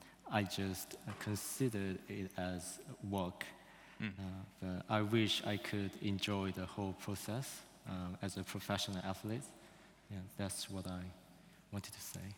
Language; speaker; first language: English; non-native, fluent; Korean